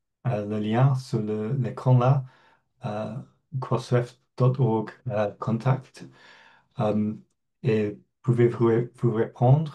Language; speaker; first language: French; non-native, fluent; English